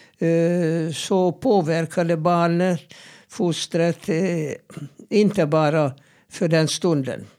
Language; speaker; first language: Swedish; non-native, fluent; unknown